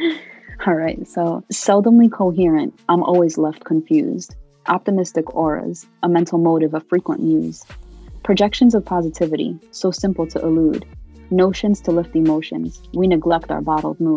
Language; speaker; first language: English; early bilingual, other home language; Arabic